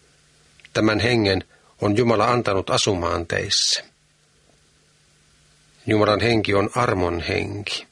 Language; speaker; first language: Finnish; native; Finnish